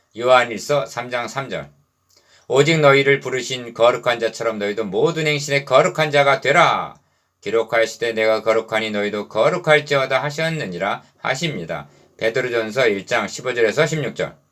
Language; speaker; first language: Korean; native; Korean